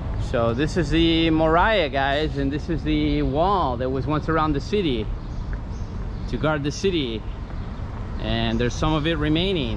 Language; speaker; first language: English; native; English